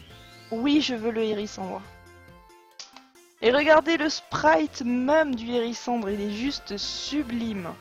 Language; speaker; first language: French; native; French